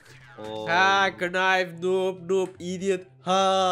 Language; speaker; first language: English; non-native, learner; Turkish